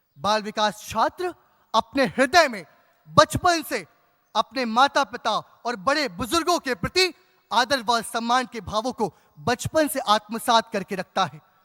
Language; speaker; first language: Hindi; native; Hindi